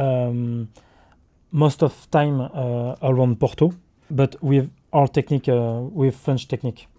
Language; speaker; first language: English; non-native, learner; French